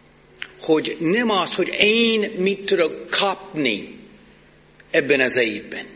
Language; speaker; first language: Hungarian; non-native, fluent; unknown